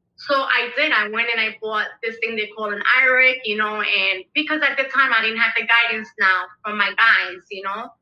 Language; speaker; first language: English; early bilingual, other home language; Spanish